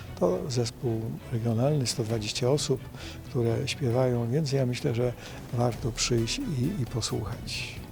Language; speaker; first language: Polish; native; Polish